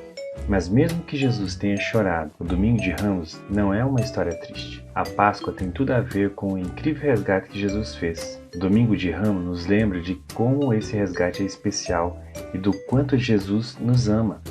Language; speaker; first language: Portuguese; native; Portuguese